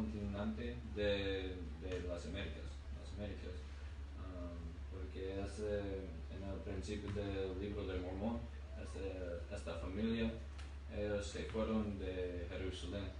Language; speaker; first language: Spanish; non-native, learner; English